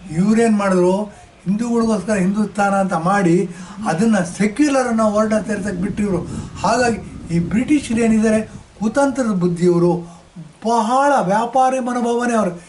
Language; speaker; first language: Kannada; native; Kannada